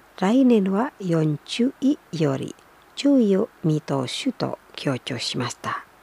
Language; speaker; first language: Japanese; non-native, fluent; Indonesian